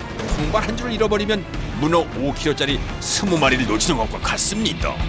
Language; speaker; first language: Korean; native; Korean